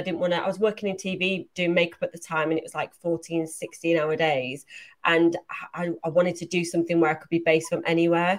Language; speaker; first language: English; native; English